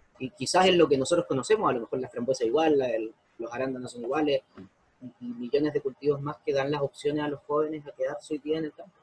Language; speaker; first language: Spanish; native; Spanish